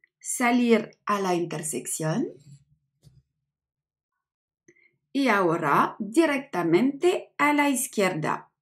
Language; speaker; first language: Spanish; non-native, learner; French